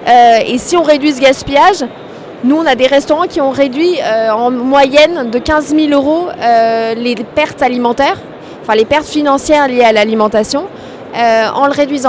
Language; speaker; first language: French; native; French